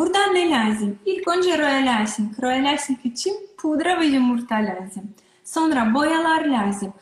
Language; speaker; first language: Turkish; non-native, learner; Russian